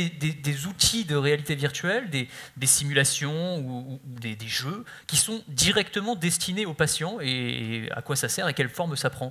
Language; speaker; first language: French; native; French